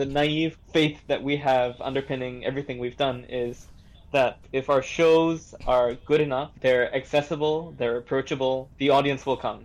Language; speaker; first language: English; native; English